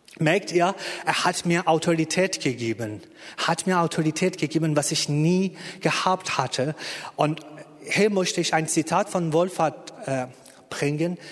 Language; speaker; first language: German; non-native, fluent; Persian